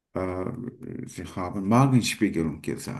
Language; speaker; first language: German; non-native, learner; Turkish